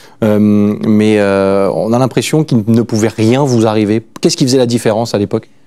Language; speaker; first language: French; native; French